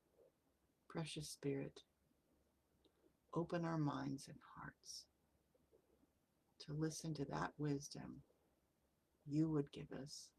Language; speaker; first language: English; native; English